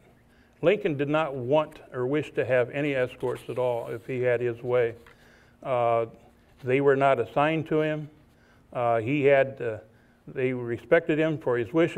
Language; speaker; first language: English; native; English